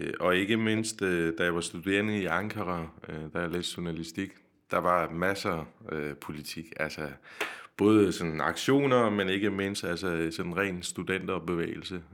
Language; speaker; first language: Danish; non-native, fluent; Turkish